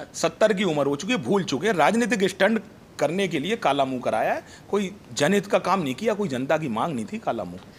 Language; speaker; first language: Hindi; native; Hindi